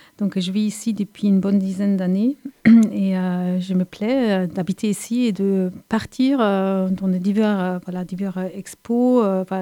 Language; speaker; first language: French; non-native, fluent; German